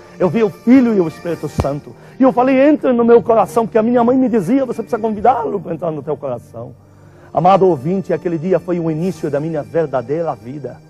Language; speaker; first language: Portuguese; non-native, fluent; Arabic